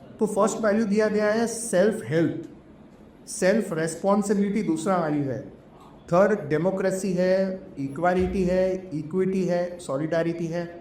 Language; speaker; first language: Hindi; non-native, local second language; Marathi